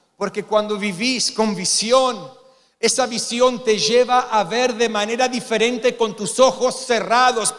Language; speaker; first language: Spanish; non-native, fluent; English